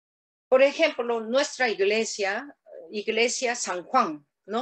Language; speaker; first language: Spanish; non-native, learner; Korean